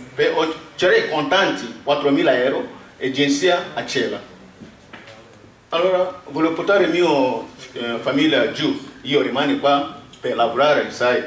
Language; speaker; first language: Italian; non-native, learner; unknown